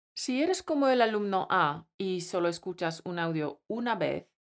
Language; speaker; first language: Spanish; non-native, fluent; Polish